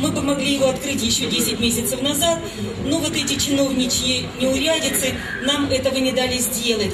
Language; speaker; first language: Russian; native; Russian